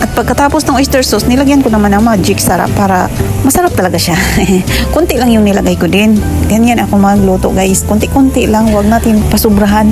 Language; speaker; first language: Filipino; non-native, local second language; Cebuano